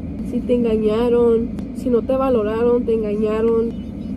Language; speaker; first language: Spanish; early bilingual, heritage; Spanish